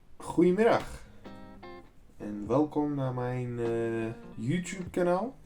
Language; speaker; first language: Dutch; early bilingual, heritage; English